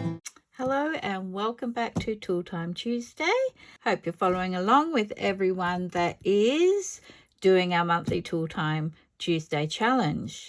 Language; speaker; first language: English; native; English